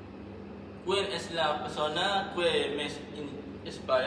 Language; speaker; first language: Spanish; non-native, learner; Malay